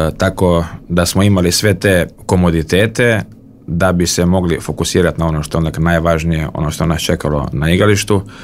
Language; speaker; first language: Serbian; early bilingual, heritage; Bosnian